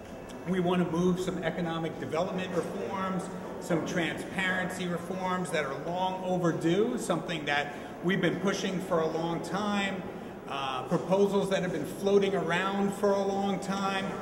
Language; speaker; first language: English; native; English